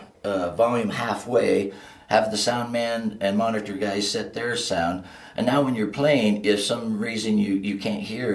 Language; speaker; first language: English; native; English